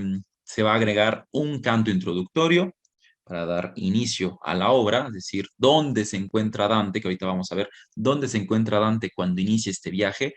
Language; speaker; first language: Spanish; native; Spanish